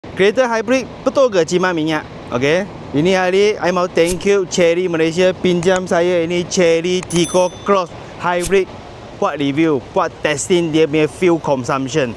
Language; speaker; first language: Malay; non-native, local second language; Chinese